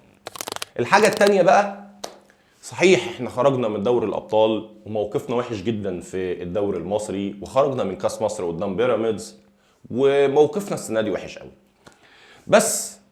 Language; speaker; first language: Arabic; native; Arabic